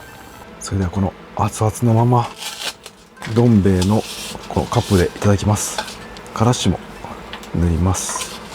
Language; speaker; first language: Japanese; native; Japanese